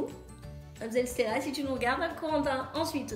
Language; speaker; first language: French; native; French